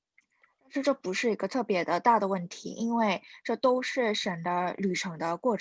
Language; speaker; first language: Chinese; non-native, fluent; Korean